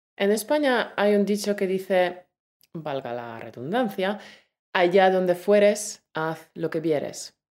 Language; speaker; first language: Spanish; native; Spanish